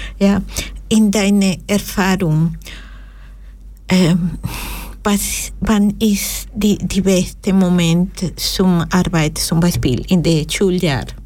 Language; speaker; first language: German; non-native, fluent; Spanish